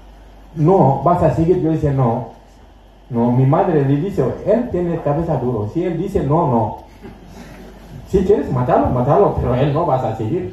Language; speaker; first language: Spanish; non-native, learner; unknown